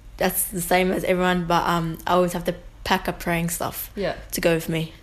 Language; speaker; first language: English; native; English